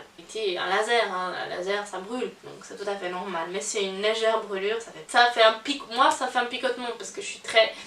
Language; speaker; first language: French; native; French